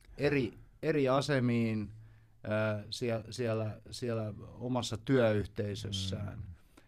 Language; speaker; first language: Finnish; native; Finnish